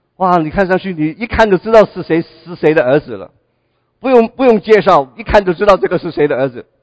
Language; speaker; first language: Chinese; non-native, local second language; Cantonese